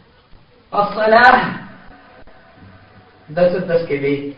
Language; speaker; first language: German; non-native, fluent; Arabic